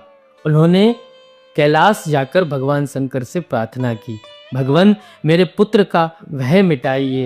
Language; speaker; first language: Hindi; native; Hindi